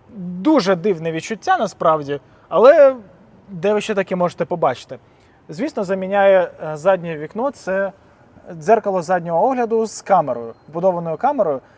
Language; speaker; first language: Ukrainian; non-native, local second language; Russian